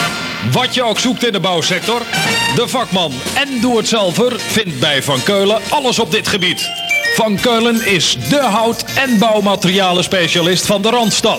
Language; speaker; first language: Dutch; native; Dutch